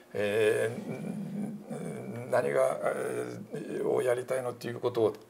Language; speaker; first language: Japanese; native; Japanese